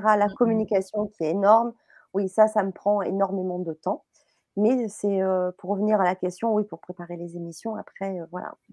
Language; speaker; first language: French; native; French